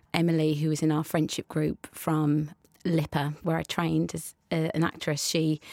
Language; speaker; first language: English; native; English